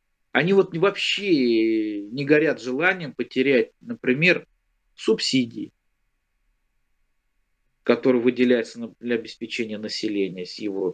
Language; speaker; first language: Russian; native; Russian